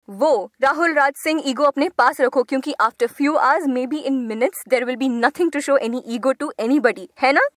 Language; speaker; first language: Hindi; non-native, local second language; Bangla